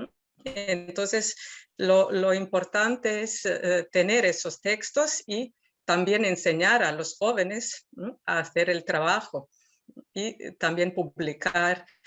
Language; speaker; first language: Spanish; non-native, fluent; Serbian